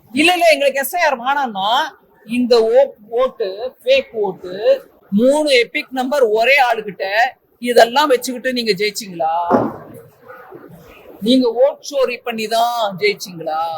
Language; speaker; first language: Tamil; native; Tamil